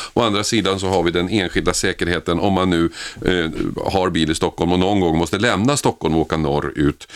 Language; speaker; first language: Swedish; native; Swedish